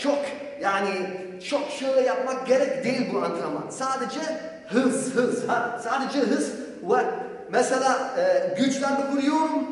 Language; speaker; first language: Turkish; non-native, learner; Polish